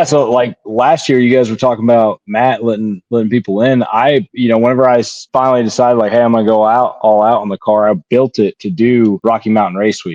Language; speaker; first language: English; native; English